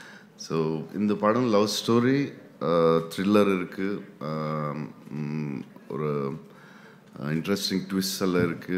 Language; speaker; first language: Tamil; non-native, learner; Telugu